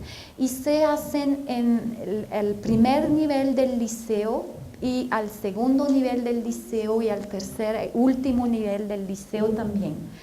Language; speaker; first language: Spanish; non-native, fluent; French